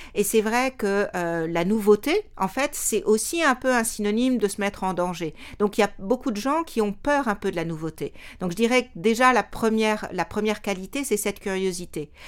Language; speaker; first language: French; native; French